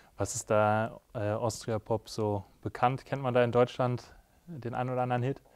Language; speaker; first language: German; native; German